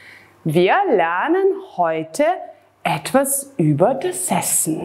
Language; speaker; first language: German; non-native, fluent; Serbian